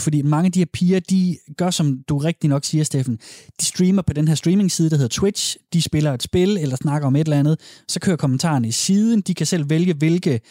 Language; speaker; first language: Danish; native; Danish